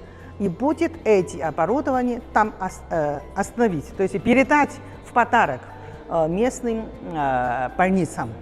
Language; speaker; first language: Russian; non-native, fluent; Chinese